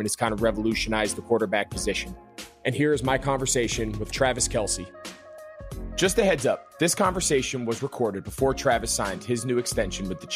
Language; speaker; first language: English; native; English